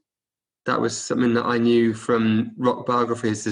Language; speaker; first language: English; native; English